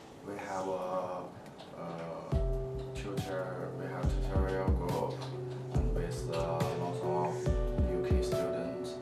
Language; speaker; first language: English; non-native, learner; Chinese